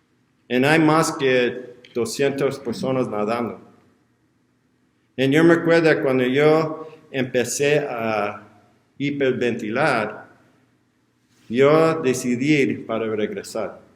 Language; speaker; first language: Spanish; non-native, learner; English